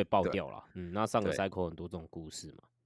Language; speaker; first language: Chinese; native; Chinese